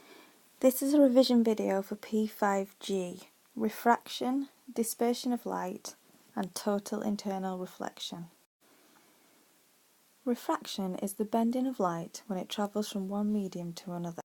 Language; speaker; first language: English; native; English